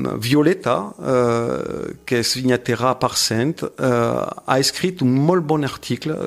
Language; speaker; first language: Catalan; non-native, fluent; French